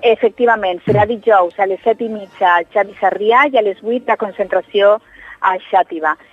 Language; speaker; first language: Catalan; native; Catalan